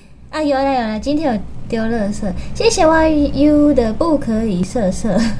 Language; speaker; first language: Chinese; non-native, fluent; Japanese